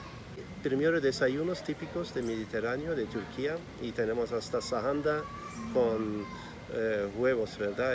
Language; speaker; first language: Spanish; non-native, fluent; Turkish